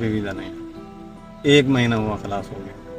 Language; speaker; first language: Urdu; non-native, local second language; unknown